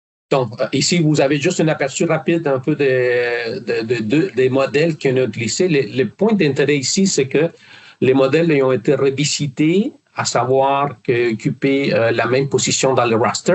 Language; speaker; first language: French; non-native, fluent; Spanish